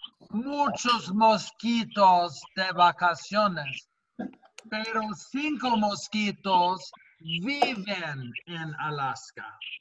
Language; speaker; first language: Spanish; non-native, fluent; English